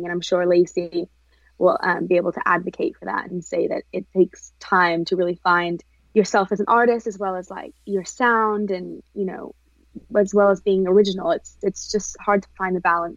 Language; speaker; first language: English; native; English